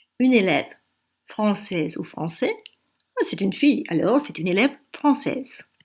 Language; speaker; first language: French; native; French